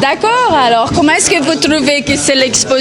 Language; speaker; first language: French; non-native, fluent; Portuguese